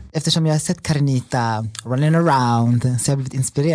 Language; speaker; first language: Swedish; native; Swedish